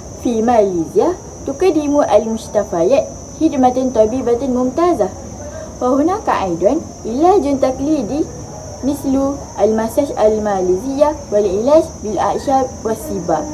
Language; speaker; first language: Arabic; non-native, learner; Malay